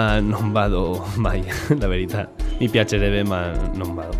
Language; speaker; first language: Italian; non-native, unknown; Spanish